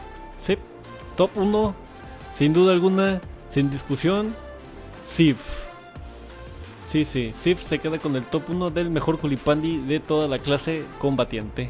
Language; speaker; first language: Spanish; native; Spanish